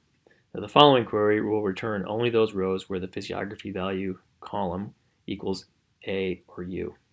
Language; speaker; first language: English; native; English